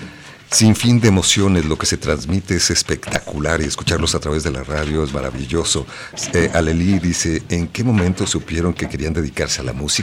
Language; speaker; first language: Spanish; native; Spanish